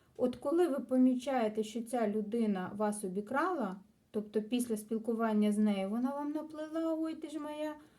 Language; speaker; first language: Ukrainian; non-native, local second language; Russian